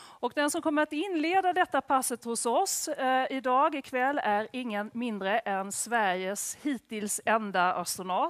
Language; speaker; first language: Swedish; native; Swedish